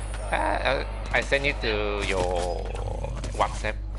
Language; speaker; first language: English; non-native, local second language; Malay